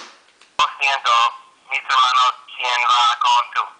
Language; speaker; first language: Spanish; non-native, learner; English